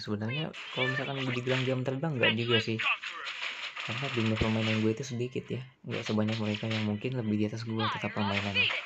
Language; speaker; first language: Indonesian; native; Indonesian